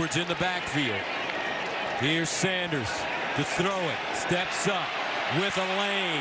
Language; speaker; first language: English; native; English